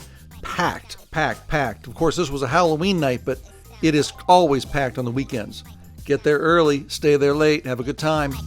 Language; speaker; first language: English; native; English